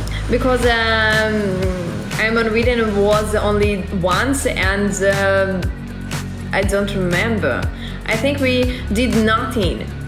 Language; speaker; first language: English; non-native, learner; Russian